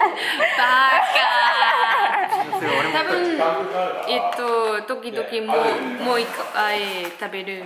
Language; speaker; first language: Japanese; non-native, learner; German